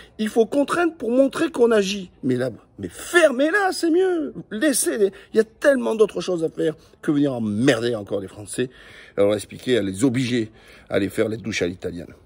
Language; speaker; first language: French; native; French